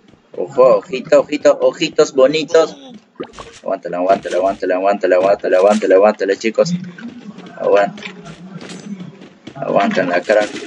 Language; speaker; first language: Spanish; native; Spanish